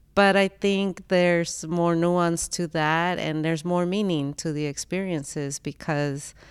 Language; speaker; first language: English; early bilingual, other home language; Spanish